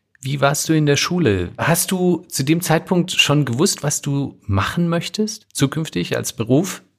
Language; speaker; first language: German; native; German